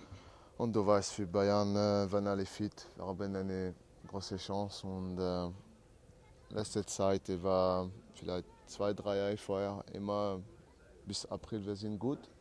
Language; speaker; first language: German; non-native, learner; French